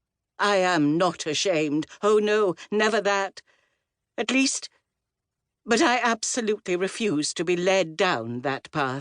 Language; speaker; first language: English; native; English